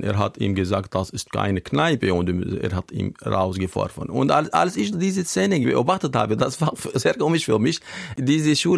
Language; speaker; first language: German; non-native, learner; Arabic